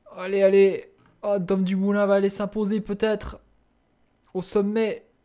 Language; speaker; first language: French; native; French